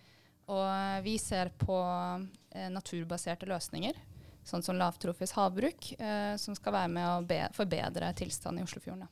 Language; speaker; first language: Norwegian; native; Norwegian